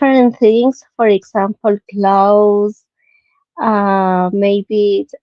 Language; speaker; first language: English; non-native, learner; Spanish